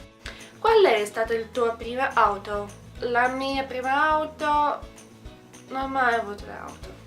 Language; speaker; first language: Italian; non-native, learner; Russian